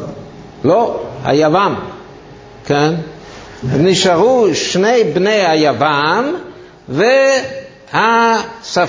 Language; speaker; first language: Hebrew; non-native, fluent; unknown